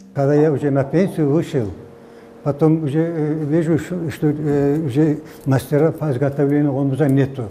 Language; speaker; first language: Russian; non-native, local second language; Kumyk